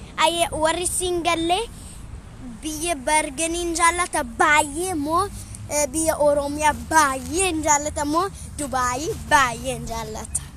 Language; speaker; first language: Oromo; early bilingual, heritage; Oromo